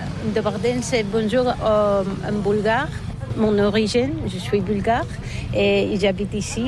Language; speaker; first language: French; non-native, learner; Bulgarian